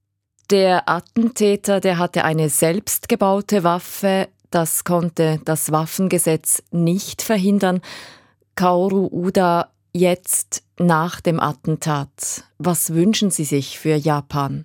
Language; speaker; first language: German; native; German